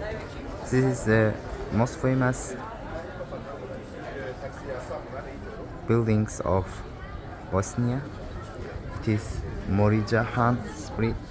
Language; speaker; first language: English; non-native, learner; Azerbaijani